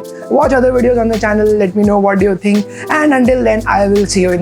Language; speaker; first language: English; non-native, local second language; Hindi